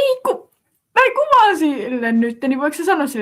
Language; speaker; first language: Finnish; native; Finnish